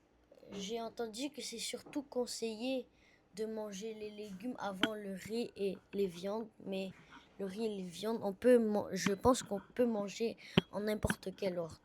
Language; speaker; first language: French; non-native, learner; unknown